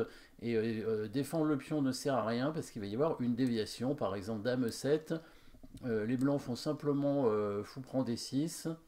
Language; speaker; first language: French; native; French